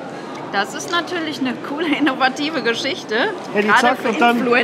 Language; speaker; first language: German; native; German